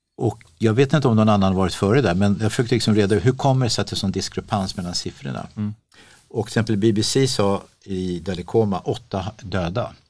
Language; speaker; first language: Swedish; native; Swedish